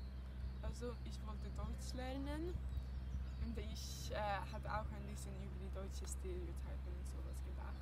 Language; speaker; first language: German; non-native, learner; Swedish